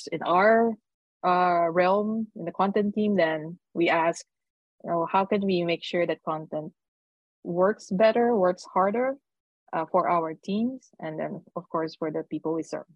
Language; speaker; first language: English; non-native, local second language; Filipino